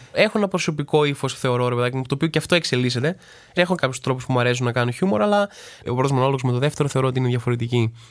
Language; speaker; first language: Greek; native; Greek